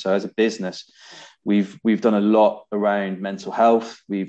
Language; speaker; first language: English; native; English